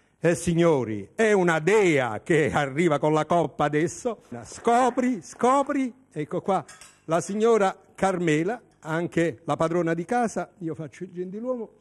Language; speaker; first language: Italian; native; Italian